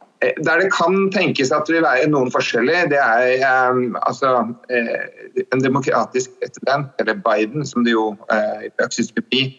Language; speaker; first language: Norwegian; native; Norwegian